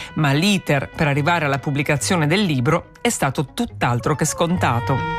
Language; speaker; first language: Italian; native; Italian